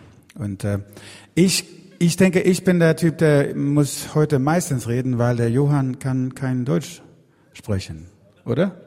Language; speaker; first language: German; non-native, fluent; Swedish